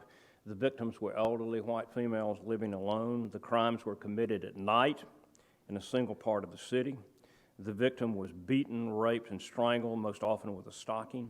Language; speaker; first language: English; native; English